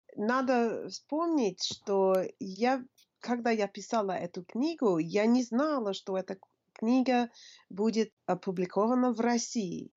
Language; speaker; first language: Russian; non-native, fluent; English